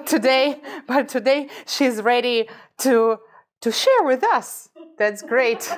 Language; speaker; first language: English; non-native, fluent; Russian